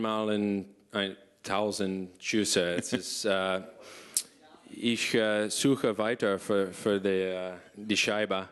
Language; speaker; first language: German; non-native, learner; English